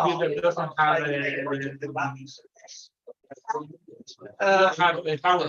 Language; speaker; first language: English; non-native, learner; Slovak